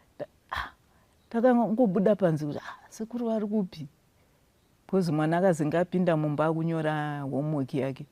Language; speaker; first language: Shona; non-native, local second language; North Ndebele